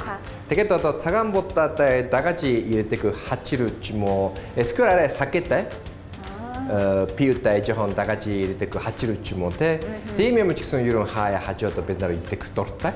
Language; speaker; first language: Mongolian; non-native, fluent; Japanese